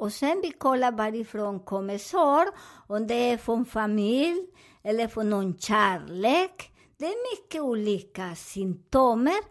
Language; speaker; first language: Swedish; non-native, fluent; Spanish